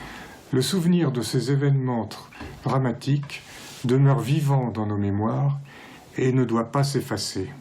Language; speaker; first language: French; native; French